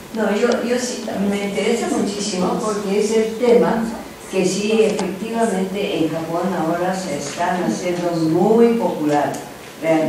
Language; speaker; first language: Spanish; non-native, fluent; Japanese